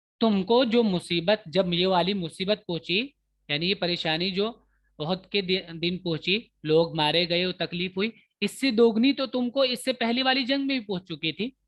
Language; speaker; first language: Urdu; native; Urdu